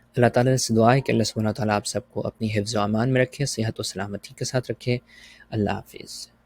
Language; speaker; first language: Urdu; native; Urdu